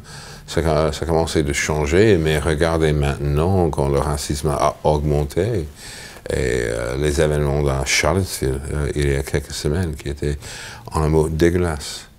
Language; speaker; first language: French; non-native, fluent; English